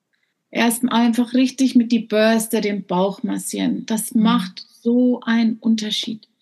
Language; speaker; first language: German; non-native, fluent; English